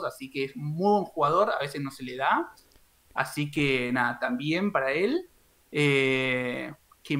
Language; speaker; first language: Spanish; native; Spanish